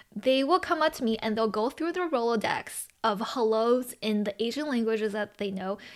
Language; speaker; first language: English; early bilingual, other home language; Chinese